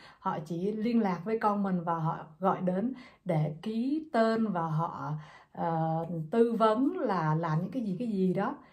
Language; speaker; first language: Vietnamese; native; Vietnamese